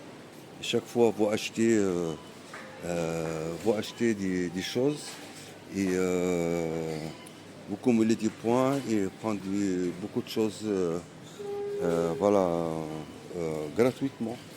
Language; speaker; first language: French; non-native, learner; Arabic